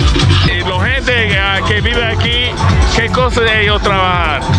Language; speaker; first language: Spanish; non-native, learner; English